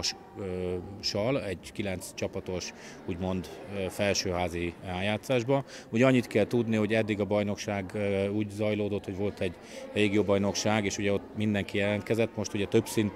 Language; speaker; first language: Hungarian; native; Hungarian